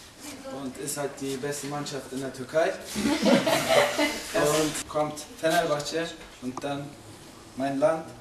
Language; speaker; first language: German; early bilingual, other home language; Turkish